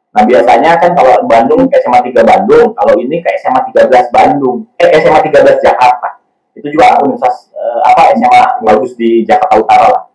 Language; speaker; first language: Indonesian; native; Indonesian